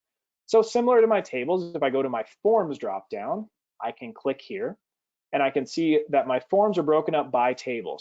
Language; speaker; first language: English; native; English